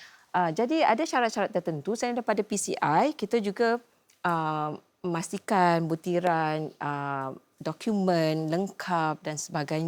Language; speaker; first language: Malay; native; Malay